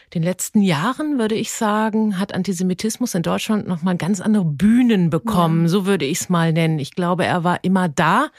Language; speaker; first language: German; native; German